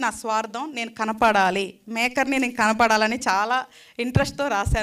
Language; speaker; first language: Telugu; native; Telugu